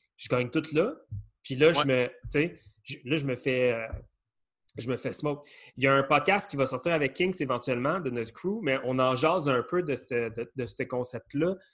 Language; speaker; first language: French; native; French